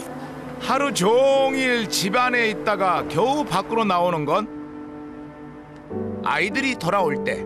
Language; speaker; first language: Korean; native; Korean